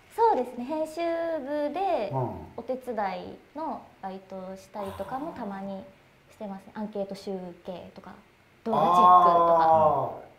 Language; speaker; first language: Japanese; native; Japanese